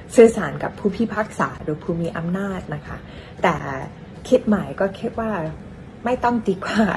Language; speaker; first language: Thai; non-native, fluent; English